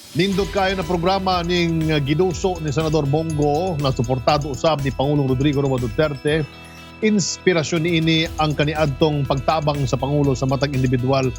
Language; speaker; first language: Cebuano; native; Cebuano